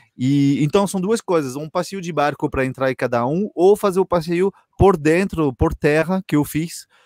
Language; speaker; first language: Portuguese; non-native, fluent; French